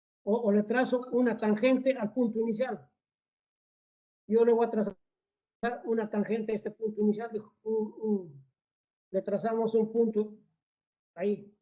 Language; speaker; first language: Spanish; native; Spanish